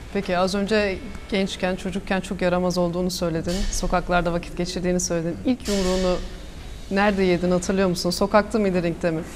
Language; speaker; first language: Turkish; native; Turkish